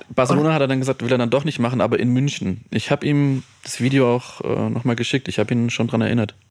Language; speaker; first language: German; native; German